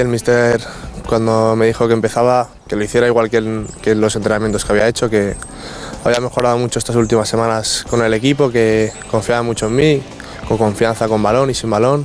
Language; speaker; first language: Spanish; native; Spanish